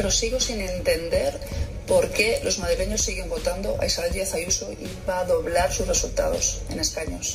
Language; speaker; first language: Spanish; native; Spanish